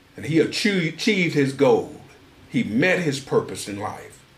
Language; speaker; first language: English; native; English